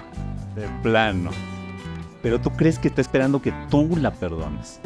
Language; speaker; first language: Spanish; native; Spanish